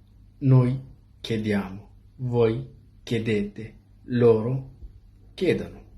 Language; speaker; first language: Italian; non-native, fluent; Pashto